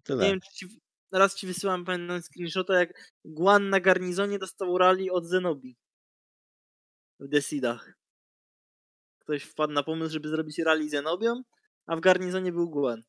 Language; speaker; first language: Polish; native; Polish